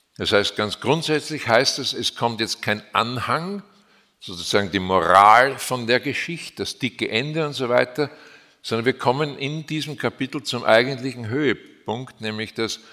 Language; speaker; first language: German; native; German